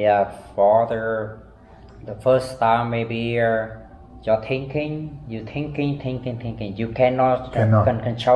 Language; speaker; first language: English; non-native, learner; Vietnamese